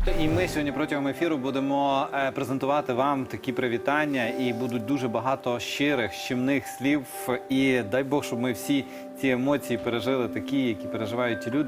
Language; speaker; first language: Ukrainian; native; Ukrainian